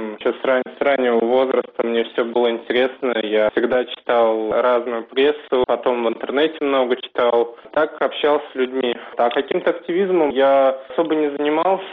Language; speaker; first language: Russian; native; Russian